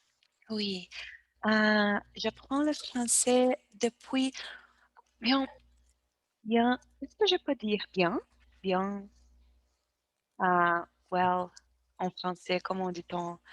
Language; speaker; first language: French; non-native, learner; Portuguese